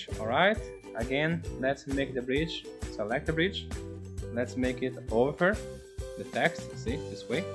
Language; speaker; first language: English; non-native, fluent; Portuguese